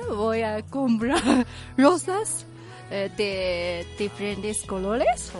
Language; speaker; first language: Spanish; non-native, learner; Chinese